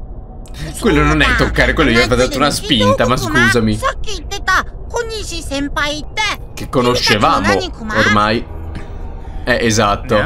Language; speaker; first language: Italian; native; Italian